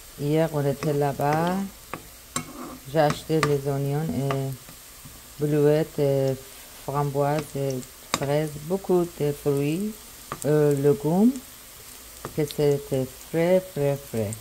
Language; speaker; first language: French; non-native, learner; Persian